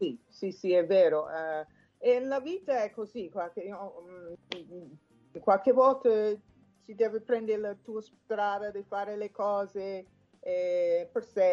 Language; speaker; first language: Italian; non-native, fluent; English